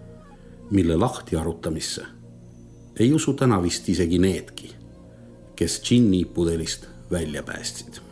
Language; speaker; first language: Estonian; native; Estonian